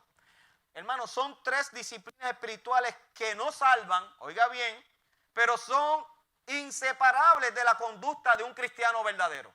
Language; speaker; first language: Spanish; native; Spanish